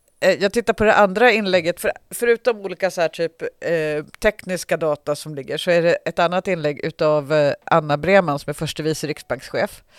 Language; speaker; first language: Swedish; native; Swedish